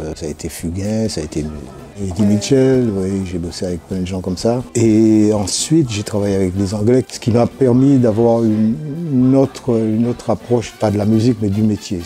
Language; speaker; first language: French; native; French